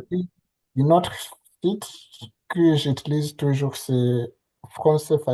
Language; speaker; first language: French; non-native, fluent; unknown